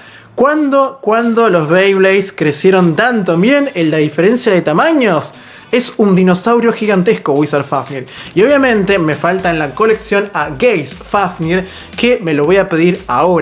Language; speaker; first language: Spanish; native; Spanish